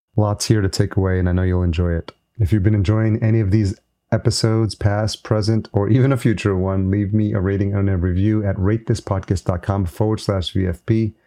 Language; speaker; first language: English; native; English